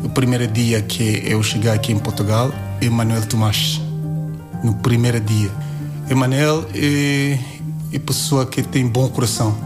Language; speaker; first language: Portuguese; non-native, learner; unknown